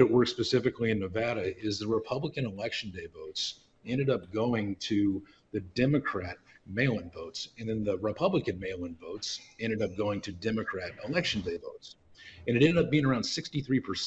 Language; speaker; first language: English; native; English